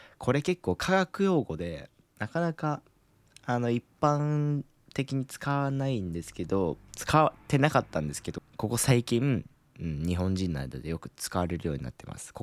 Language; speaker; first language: Japanese; native; Japanese